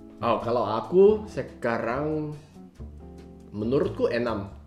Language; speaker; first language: Indonesian; non-native, fluent; English